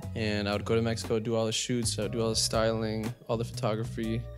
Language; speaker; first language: English; native; English